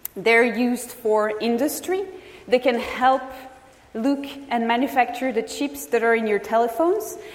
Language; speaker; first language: English; non-native, fluent; French